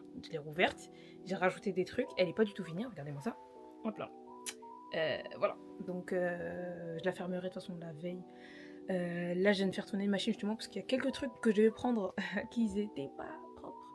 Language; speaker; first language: French; native; French